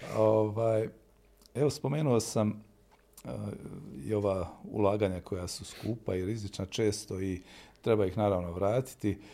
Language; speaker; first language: Bosnian; native; Bosnian